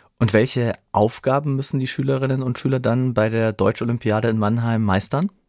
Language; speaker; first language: German; native; German